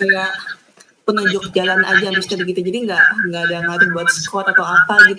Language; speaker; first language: Indonesian; native; Indonesian